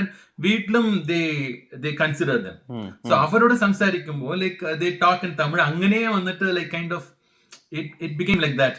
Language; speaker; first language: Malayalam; early bilingual, heritage; Malayalam